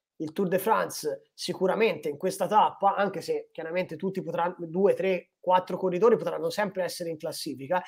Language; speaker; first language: Italian; native; Italian